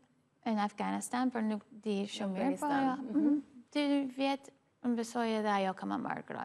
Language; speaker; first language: Albanian; early bilingual, heritage; Albanian